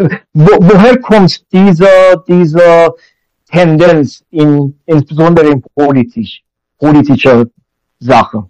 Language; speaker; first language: German; non-native, learner; Persian